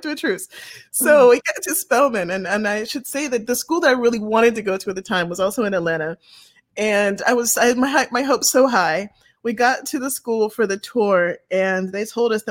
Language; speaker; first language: English; native; English